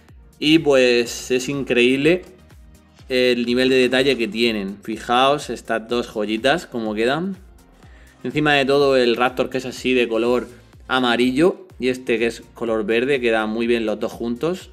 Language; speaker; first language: Spanish; native; Spanish